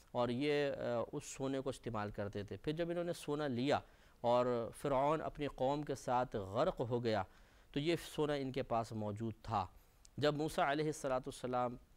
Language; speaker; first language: Urdu; native; Urdu